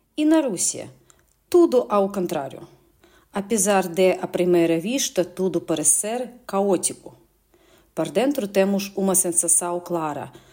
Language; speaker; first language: Portuguese; non-native, fluent; Russian